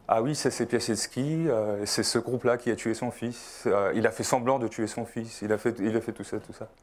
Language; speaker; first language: French; non-native, fluent; Polish